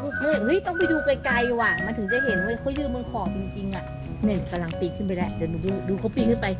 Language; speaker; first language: Thai; native; Thai